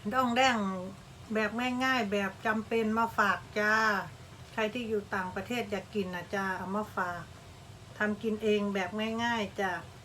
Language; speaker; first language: Thai; native; Thai